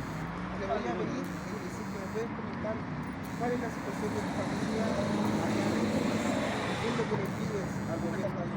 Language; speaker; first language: Spanish; native; Spanish